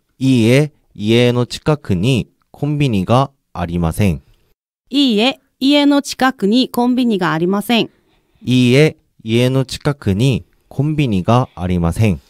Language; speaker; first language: Japanese; non-native, learner; Korean